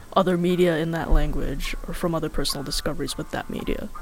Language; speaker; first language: English; early bilingual, other home language; Filipino